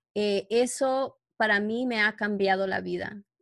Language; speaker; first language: Spanish; early bilingual, heritage; Spanish